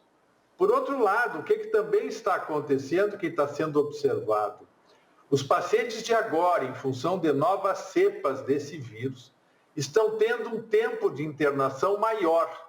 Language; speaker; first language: Portuguese; native; Portuguese